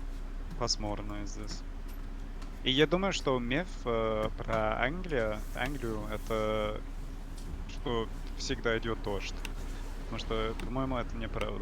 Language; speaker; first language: Russian; non-native, learner; English